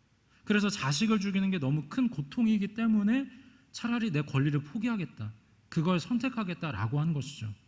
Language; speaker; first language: Korean; native; Korean